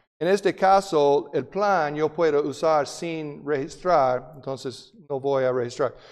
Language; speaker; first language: Spanish; non-native, fluent; English